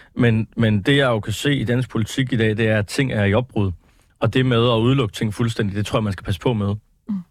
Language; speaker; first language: Danish; native; Danish